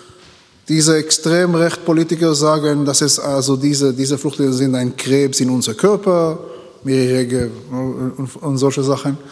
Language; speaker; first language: German; non-native, learner; Hebrew